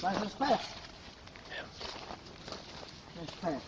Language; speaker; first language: French; native; French